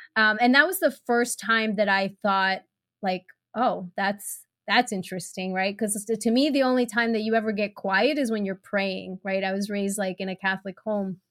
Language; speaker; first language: English; early bilingual, other home language; Spanish